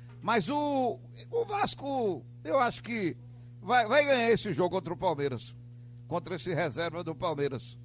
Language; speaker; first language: Portuguese; native; Portuguese